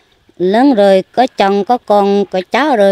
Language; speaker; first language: Vietnamese; non-native, local second language; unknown